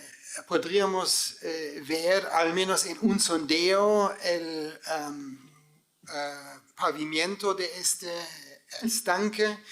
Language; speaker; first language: Spanish; non-native, fluent; German